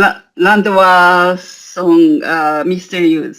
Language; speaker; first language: French; non-native, learner; Japanese